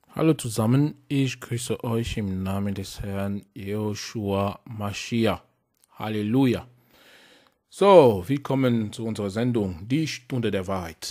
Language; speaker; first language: German; non-native, fluent; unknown